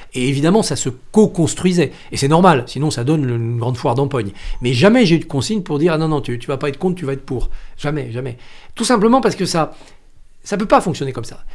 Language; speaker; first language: French; native; French